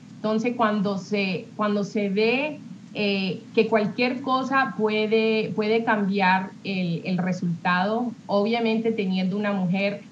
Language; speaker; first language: Spanish; early bilingual, heritage; Spanish